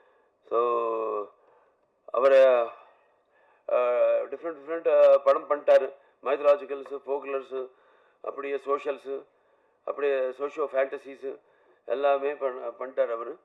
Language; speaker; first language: Tamil; non-native, learner; Telugu